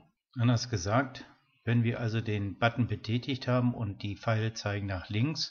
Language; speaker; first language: German; native; German